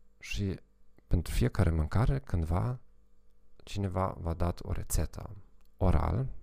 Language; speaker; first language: Romanian; non-native, fluent; German